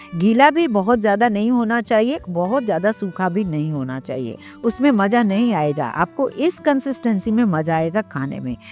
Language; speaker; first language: Hindi; non-native, local second language; Sindhi